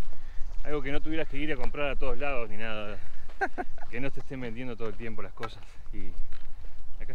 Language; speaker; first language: Spanish; native; Spanish